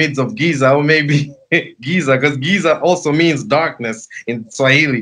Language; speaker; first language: English; non-native, local second language; Sinhala